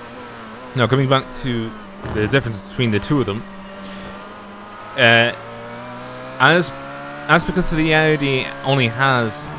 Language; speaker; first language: English; native; English